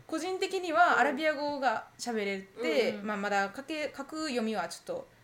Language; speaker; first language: Japanese; early bilingual, heritage; Japanese